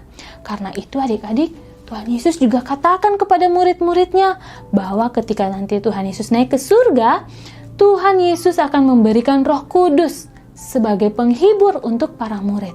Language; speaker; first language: Indonesian; native; Indonesian